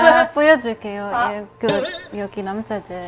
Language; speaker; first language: Korean; non-native, learner; Arabic